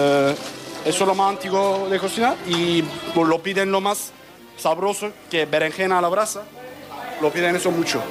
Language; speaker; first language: Spanish; non-native, learner; Turkish